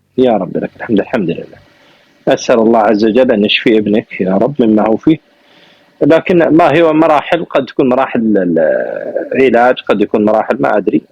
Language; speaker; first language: Arabic; native; Arabic